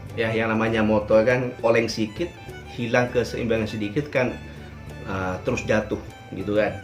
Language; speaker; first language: Indonesian; native; Indonesian